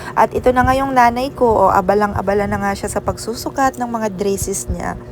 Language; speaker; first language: Filipino; non-native, local second language; Waray